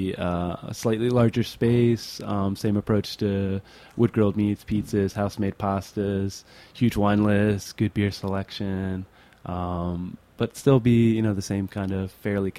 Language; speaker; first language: English; native; English